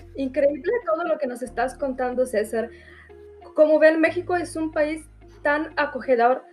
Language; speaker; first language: Spanish; non-native, fluent; Bulgarian